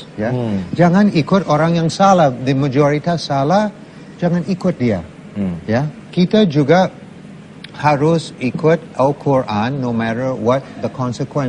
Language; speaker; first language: Indonesian; non-native, learner; English